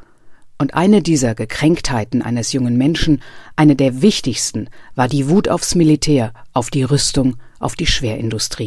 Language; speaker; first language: German; native; German